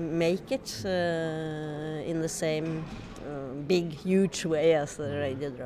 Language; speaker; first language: English; non-native, fluent; Norwegian